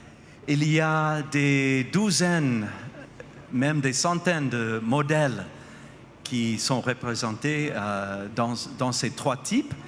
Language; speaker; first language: French; non-native, fluent; English